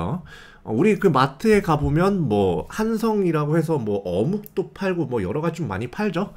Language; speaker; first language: Korean; native; Korean